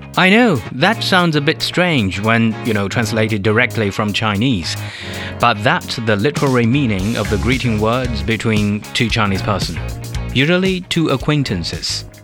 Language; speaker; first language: English; non-native, fluent; Chinese